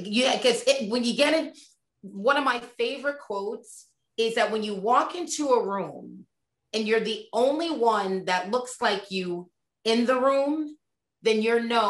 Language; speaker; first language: English; native; English